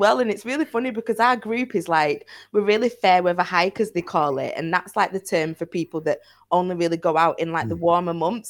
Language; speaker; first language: English; native; English